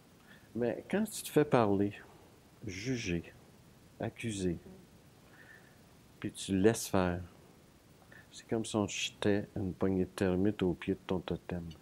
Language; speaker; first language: French; native; French